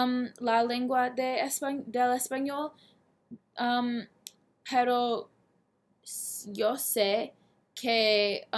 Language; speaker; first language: Spanish; non-native, learner; English